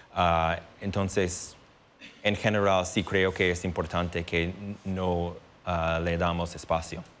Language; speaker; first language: Spanish; non-native, fluent; English